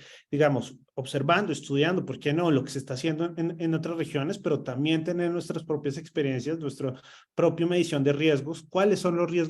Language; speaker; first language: Spanish; native; Spanish